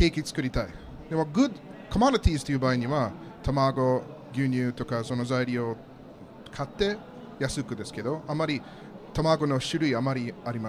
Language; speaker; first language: Japanese; non-native, learner; English